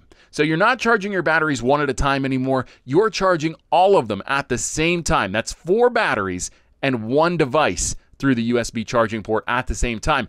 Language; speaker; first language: English; native; English